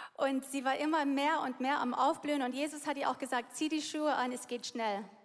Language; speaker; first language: German; non-native, fluent; English